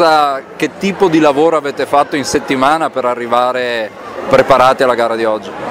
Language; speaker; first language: Italian; native; Italian